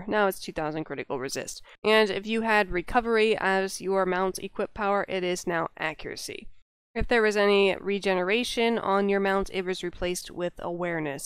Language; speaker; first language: English; native; English